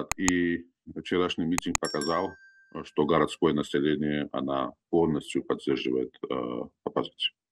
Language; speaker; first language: Russian; non-native, local second language; Georgian